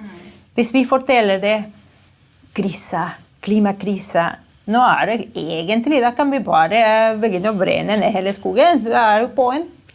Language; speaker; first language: Norwegian; non-native, fluent; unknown